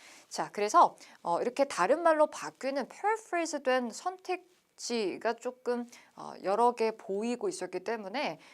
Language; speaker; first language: Korean; native; Korean